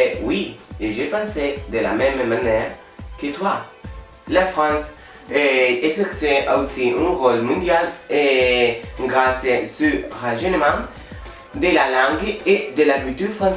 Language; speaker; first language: French; non-native, learner; Spanish